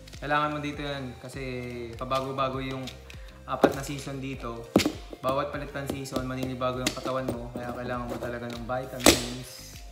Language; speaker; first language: Filipino; native; Filipino